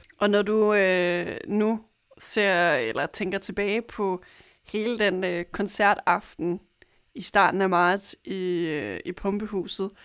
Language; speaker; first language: Danish; native; Danish